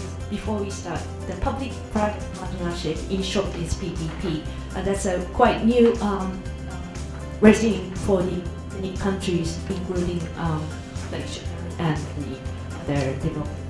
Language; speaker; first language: English; non-native, fluent; Japanese